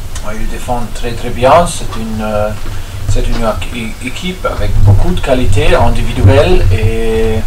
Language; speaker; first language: French; non-native, fluent; German